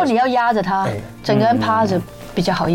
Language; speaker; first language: Chinese; native; Chinese